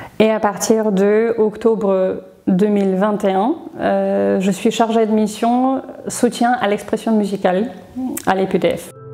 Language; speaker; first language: French; non-native, fluent; Russian